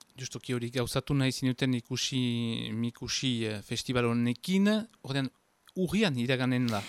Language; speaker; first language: Basque; native; Basque